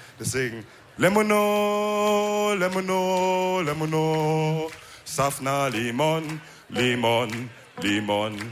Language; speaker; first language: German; early bilingual, other home language; Wolof